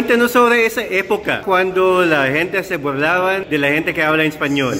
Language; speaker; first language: Spanish; non-native, fluent; Filipino